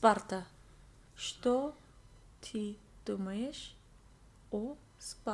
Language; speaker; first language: Russian; non-native, learner; English